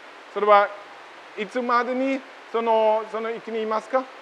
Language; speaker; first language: Japanese; non-native, learner; German